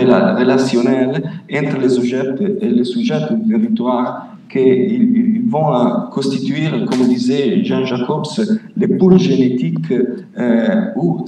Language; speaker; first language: French; non-native, fluent; Italian